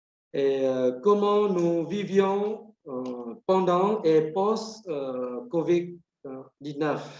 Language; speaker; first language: French; non-native, fluent; Vietnamese